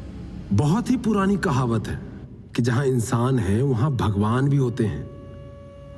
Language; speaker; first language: Hindi; native; Hindi